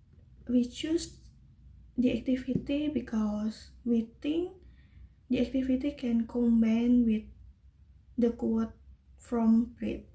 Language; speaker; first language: English; non-native, learner; Indonesian